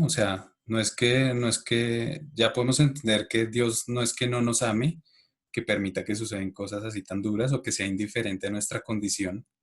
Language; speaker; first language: Spanish; native; Spanish